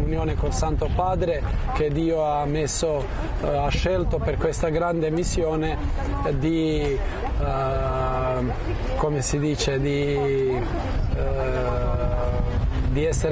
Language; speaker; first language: Italian; non-native, fluent; Croatian